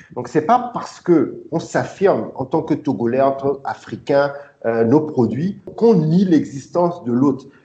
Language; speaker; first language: French; early bilingual, other home language; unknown